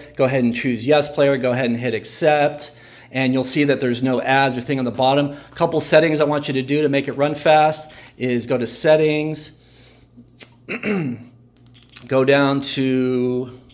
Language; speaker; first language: English; native; English